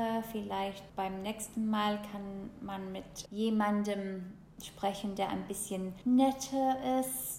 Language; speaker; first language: German; non-native, fluent; English